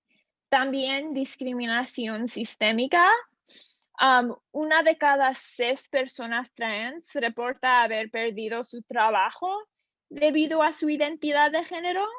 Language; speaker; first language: Spanish; non-native, learner; English